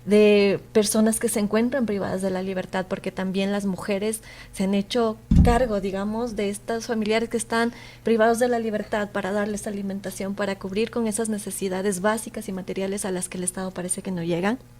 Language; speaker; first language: Spanish; native; Spanish